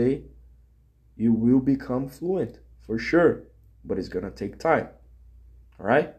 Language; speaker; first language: English; non-native, fluent; Portuguese